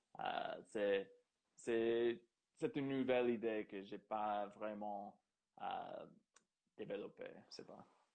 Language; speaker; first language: French; non-native, fluent; English